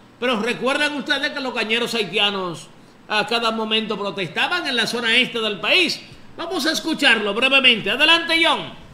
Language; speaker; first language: Spanish; native; Spanish